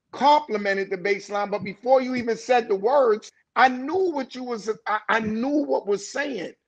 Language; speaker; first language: English; native; English